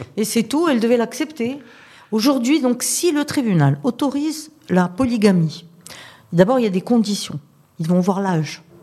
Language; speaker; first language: French; non-native, local second language; Arabic